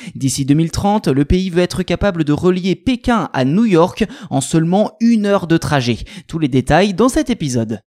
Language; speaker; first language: French; native; French